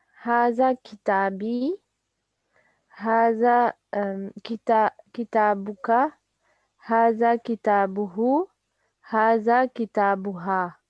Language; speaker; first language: Arabic; non-native, learner; Urdu